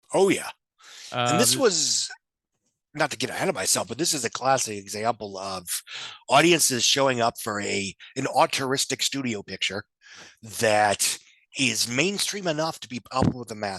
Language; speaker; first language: English; native; English